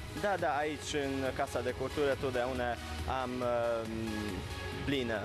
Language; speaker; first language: Romanian; non-native, local second language; Hungarian